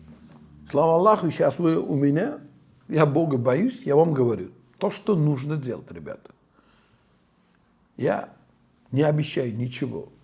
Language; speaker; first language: Russian; non-native, local second language; Uzbek